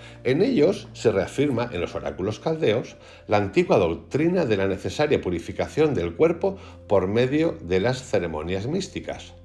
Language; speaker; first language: Spanish; native; Spanish